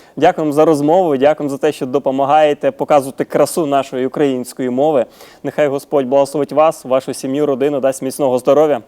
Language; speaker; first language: Ukrainian; native; Ukrainian